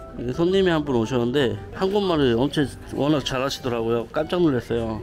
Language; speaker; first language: Korean; native; Korean